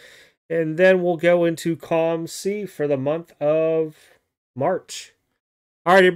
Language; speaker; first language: English; native; English